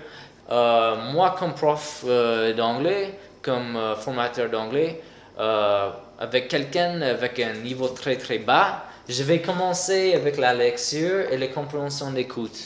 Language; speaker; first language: French; non-native, fluent; English